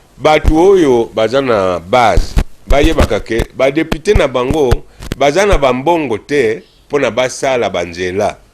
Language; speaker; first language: Lingala; non-native, local second language; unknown